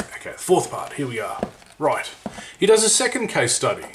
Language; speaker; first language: English; native; English